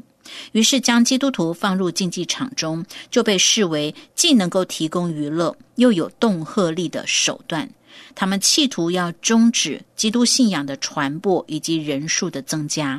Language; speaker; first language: Chinese; native; Chinese